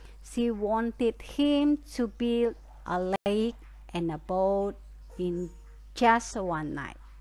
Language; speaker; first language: English; non-native, fluent; Indonesian